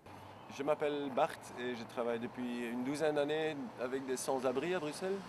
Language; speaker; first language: French; non-native, local second language; Dutch